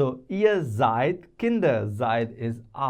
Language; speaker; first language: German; non-native, fluent; Hindi